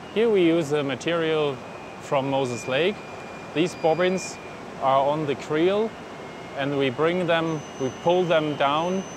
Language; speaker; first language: English; non-native, fluent; German